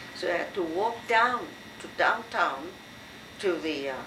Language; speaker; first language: English; non-native, fluent; French